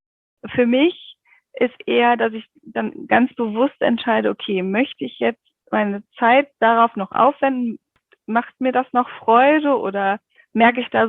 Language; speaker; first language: German; native; German